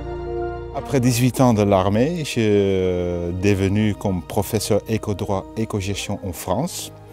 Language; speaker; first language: French; non-native, fluent; Dutch